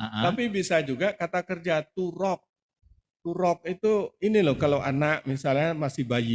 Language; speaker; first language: Indonesian; native; Indonesian